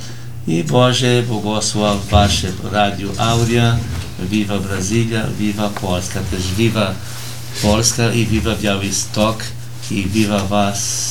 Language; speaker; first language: Polish; early bilingual, heritage; Portuguese